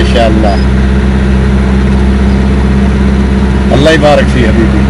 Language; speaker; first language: Arabic; non-native, learner; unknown